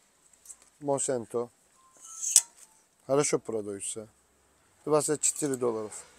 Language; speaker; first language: Russian; non-native, learner; Turkish